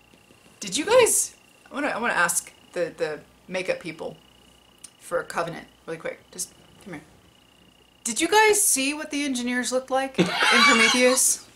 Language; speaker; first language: English; native; English